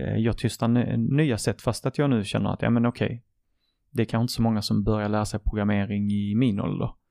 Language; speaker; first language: Swedish; early bilingual, other home language; Arabic